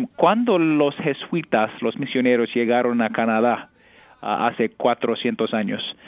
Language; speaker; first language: Spanish; early bilingual, heritage; Spanish